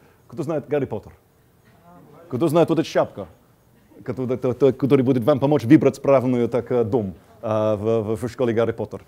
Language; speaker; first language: Russian; non-native, fluent; English